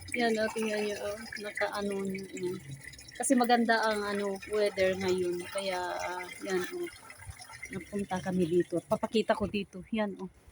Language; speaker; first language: Filipino; native; Filipino